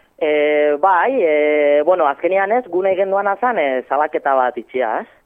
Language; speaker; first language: Basque; native; Basque